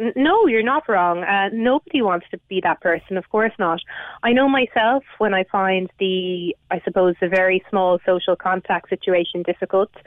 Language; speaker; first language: English; native; English